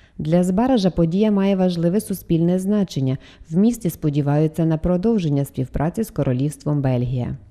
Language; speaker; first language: Ukrainian; native; Ukrainian